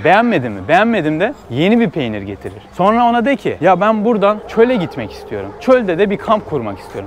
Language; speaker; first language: Turkish; native; Turkish